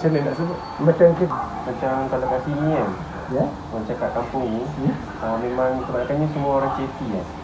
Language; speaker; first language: Malay; native; Malay